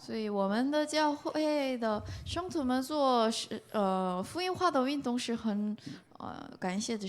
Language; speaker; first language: Chinese; non-native, fluent; Korean